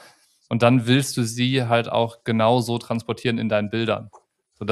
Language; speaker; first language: German; native; German